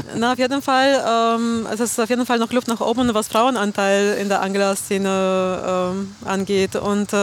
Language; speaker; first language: German; non-native, fluent; Russian